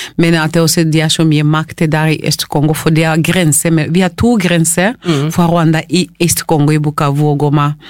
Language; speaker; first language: Norwegian; non-native, fluent; Swahili